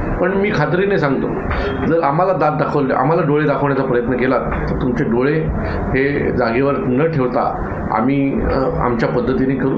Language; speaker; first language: Marathi; native; Marathi